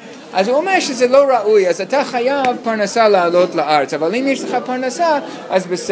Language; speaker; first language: Hebrew; non-native, fluent; English